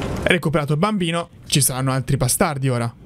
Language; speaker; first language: Italian; native; Italian